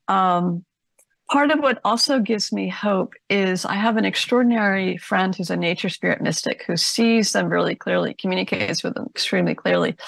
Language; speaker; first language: English; native; English